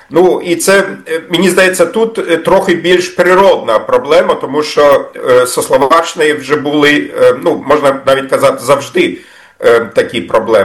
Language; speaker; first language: Ukrainian; non-native, fluent; German